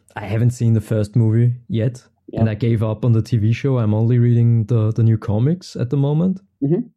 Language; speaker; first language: English; non-native, fluent; German